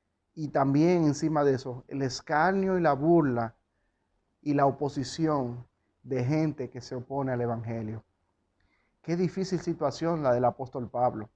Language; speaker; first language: Spanish; native; Spanish